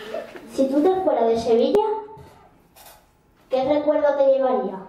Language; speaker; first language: Spanish; native; Spanish